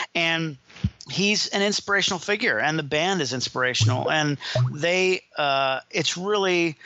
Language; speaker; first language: English; native; English